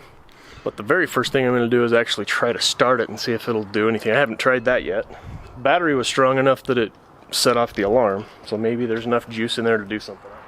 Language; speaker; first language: English; native; English